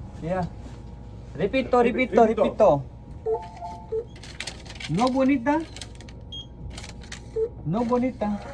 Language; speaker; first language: Spanish; non-native, learner; Gujarati